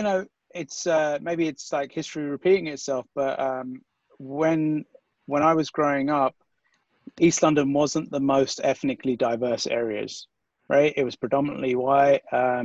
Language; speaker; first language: English; native; English